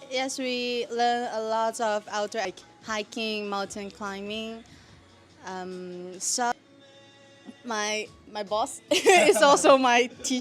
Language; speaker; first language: English; non-native, learner; Chinese